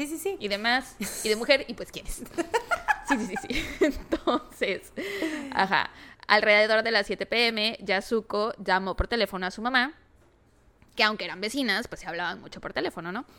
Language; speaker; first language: Spanish; native; Spanish